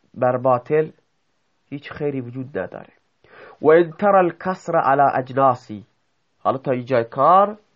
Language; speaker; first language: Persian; non-native, local second language; Baluchi